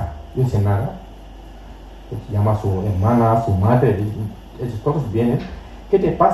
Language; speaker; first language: Spanish; non-native, learner; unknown